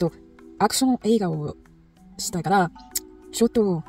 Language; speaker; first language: Japanese; non-native, learner; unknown